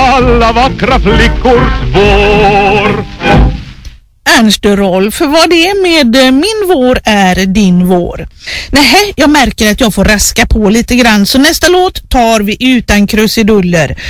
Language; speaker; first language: Swedish; native; Swedish